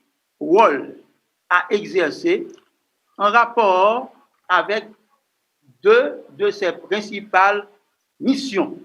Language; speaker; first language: French; non-native, local second language; Haitian Creole